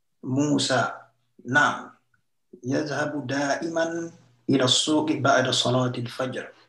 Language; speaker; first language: Arabic; non-native, learner; French